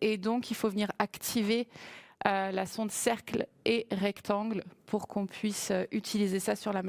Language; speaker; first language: French; native; French